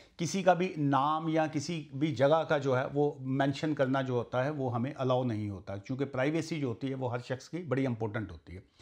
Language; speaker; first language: Urdu; non-native, local second language; Punjabi